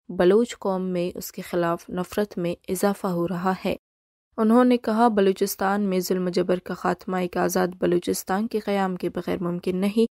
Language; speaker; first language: Urdu; non-native, local second language; Baluchi